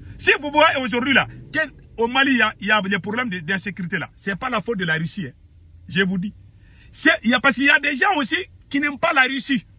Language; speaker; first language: French; non-native, local second language; Bambara